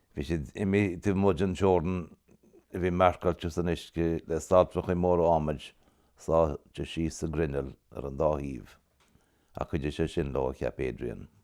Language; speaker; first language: Irish; native; Irish